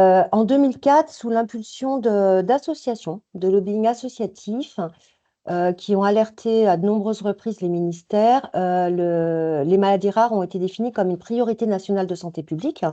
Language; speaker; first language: French; native; French